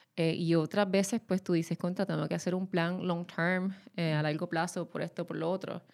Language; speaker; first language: Spanish; native; Spanish